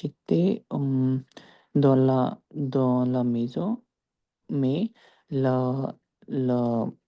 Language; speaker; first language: French; non-native, learner; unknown